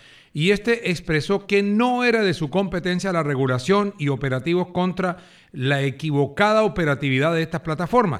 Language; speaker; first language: Spanish; native; Spanish